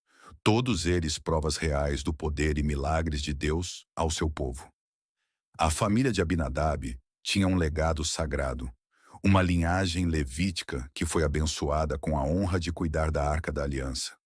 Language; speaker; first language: Portuguese; native; Portuguese